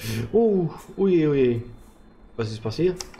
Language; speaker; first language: German; non-native, fluent; French